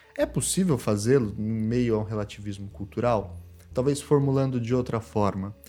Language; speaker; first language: Portuguese; native; Portuguese